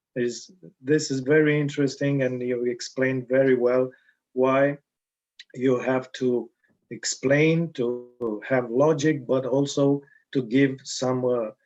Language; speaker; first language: English; non-native, fluent; Romanian